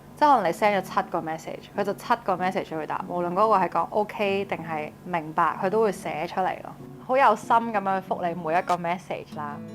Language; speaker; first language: Cantonese; native; Cantonese